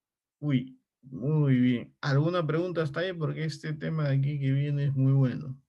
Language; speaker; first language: Spanish; native; Spanish